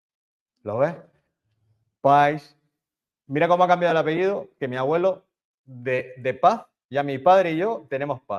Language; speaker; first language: Spanish; native; Spanish